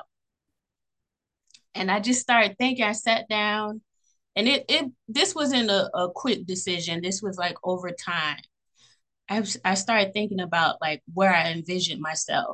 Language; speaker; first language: English; native; English